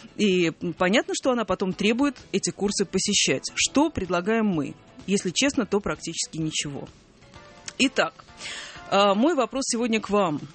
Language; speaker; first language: Russian; native; Russian